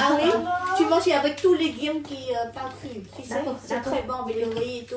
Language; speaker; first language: French; non-native, learner; Vietnamese